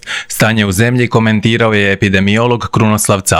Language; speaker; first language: Croatian; native; Croatian